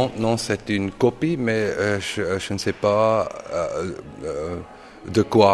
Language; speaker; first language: French; non-native, fluent; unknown